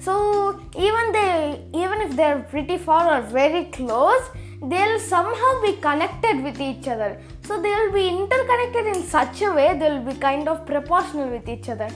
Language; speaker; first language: English; early bilingual, other home language; Telugu